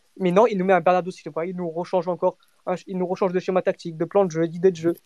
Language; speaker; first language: French; early bilingual, other home language; Portuguese